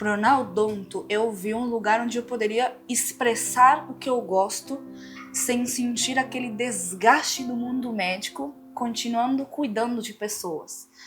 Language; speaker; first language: Portuguese; non-native, fluent; Spanish